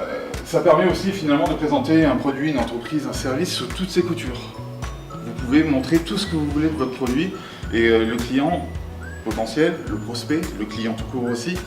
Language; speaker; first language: French; native; French